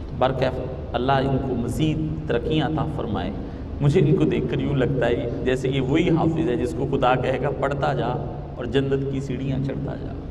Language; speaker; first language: Urdu; non-native, local second language; Punjabi